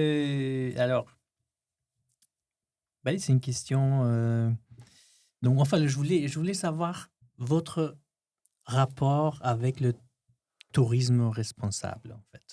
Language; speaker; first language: French; non-native, fluent; Albanian